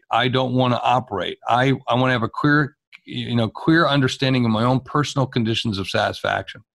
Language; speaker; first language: English; native; English